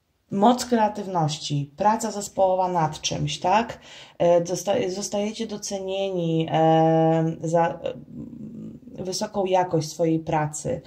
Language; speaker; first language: Polish; native; Polish